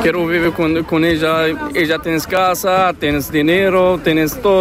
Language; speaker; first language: Spanish; non-native, learner; Arabic